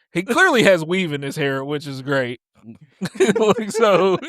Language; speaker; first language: English; native; English